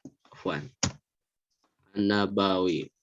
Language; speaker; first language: Arabic; non-native, fluent; Indonesian